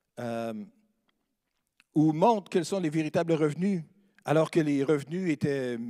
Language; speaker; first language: French; native; French